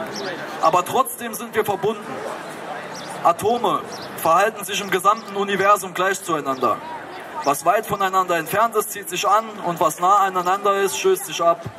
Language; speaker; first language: German; native; German